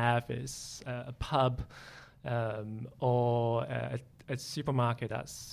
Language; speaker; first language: English; native; English